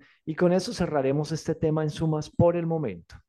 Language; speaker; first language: Spanish; native; Spanish